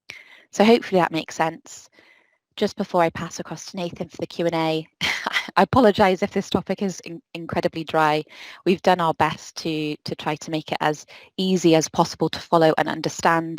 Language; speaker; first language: English; native; English